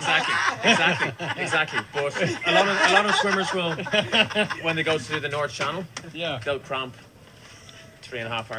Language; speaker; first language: English; native; English